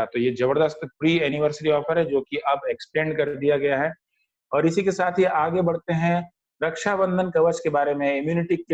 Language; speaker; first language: Hindi; native; Hindi